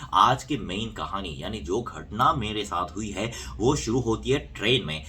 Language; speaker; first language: Hindi; non-native, fluent; Korean